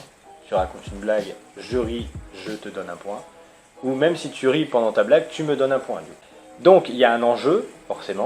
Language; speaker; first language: French; native; French